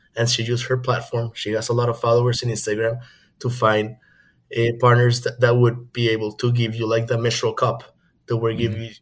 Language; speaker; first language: English; non-native, fluent; Spanish